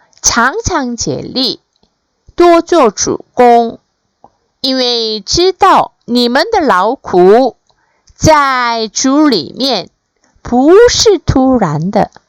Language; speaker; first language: Chinese; non-native, fluent; Korean